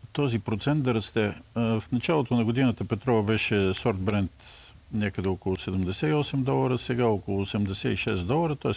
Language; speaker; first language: Bulgarian; native; Bulgarian